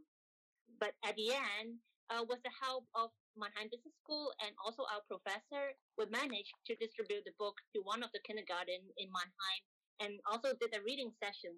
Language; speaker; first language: English; non-native, local second language; Cantonese